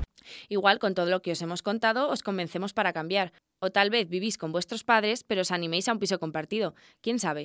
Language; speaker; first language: Spanish; native; Spanish